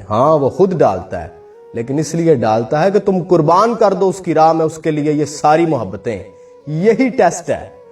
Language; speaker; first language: Urdu; non-native, local second language; Punjabi